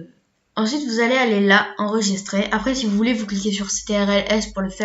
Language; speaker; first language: French; native; French